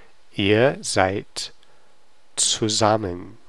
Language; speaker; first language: German; non-native, learner; English